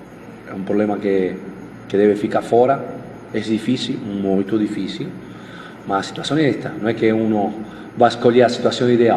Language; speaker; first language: Portuguese; non-native, fluent; Spanish